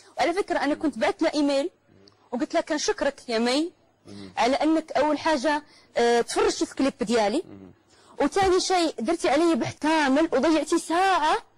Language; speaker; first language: Arabic; native; Arabic